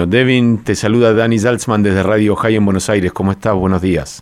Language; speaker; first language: Spanish; native; Spanish